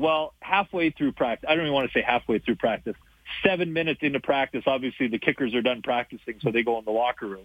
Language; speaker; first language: English; native; English